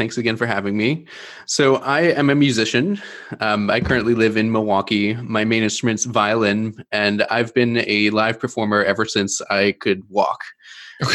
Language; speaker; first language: English; native; English